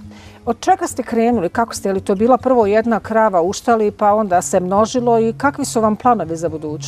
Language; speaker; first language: Croatian; native; Croatian